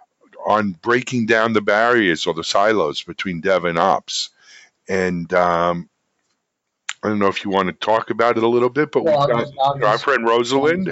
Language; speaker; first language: English; native; English